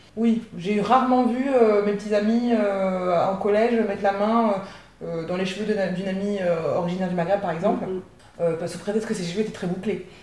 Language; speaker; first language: French; native; French